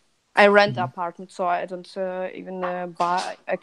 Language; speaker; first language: English; non-native, fluent; Russian